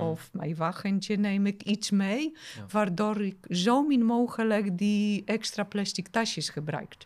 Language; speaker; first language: Dutch; non-native, fluent; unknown